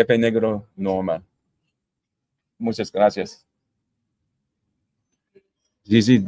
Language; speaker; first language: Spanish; non-native, learner; English